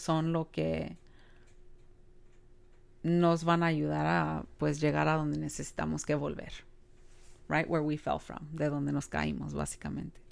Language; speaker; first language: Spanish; early bilingual, heritage; Spanish